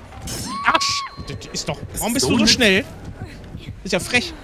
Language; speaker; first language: German; native; German